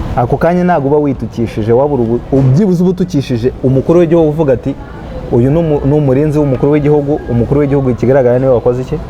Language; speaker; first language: Kinyarwanda; early bilingual, heritage; Kinyarwanda